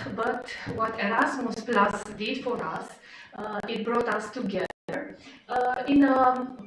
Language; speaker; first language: English; non-native, fluent; Romanian